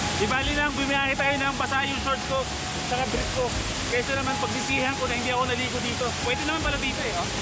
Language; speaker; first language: Filipino; non-native, local second language; Aklanon